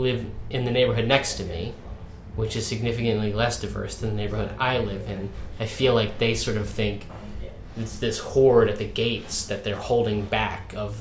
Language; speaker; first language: English; native; English